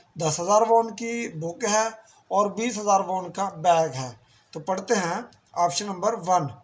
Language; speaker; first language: Urdu; non-native, local second language; Punjabi